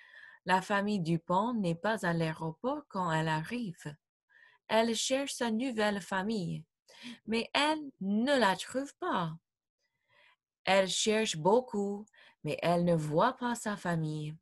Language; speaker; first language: French; non-native, fluent; English